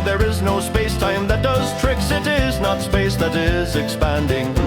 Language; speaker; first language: English; non-native, fluent; Finnish